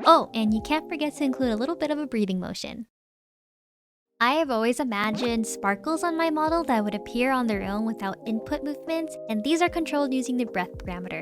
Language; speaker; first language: English; native; English